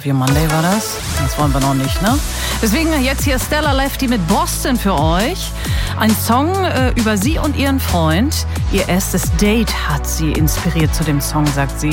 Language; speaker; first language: German; native; German